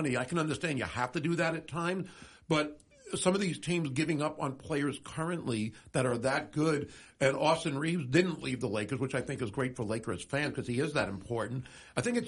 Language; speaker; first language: English; native; English